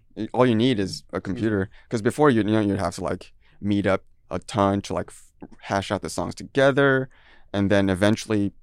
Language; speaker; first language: English; early bilingual, heritage; French